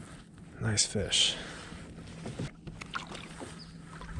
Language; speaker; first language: English; native; English